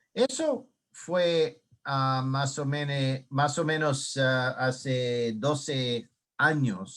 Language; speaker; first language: Spanish; non-native, learner; English